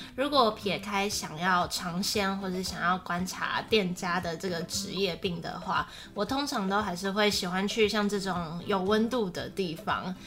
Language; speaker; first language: Chinese; native; Chinese